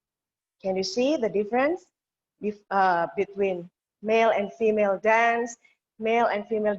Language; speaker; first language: English; non-native, learner; Indonesian